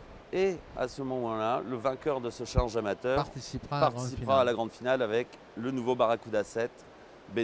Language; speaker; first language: French; native; French